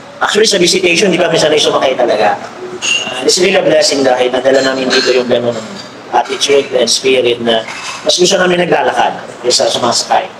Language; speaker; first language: Filipino; native; Filipino